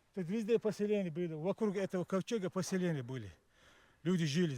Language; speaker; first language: Russian; native; Russian